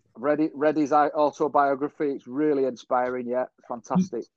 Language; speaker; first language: English; native; English